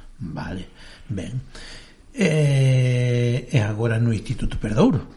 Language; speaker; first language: Galician; native; Galician